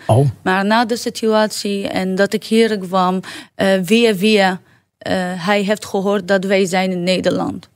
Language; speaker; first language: Dutch; non-native, learner; Arabic